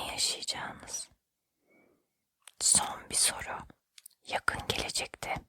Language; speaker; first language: Turkish; native; Turkish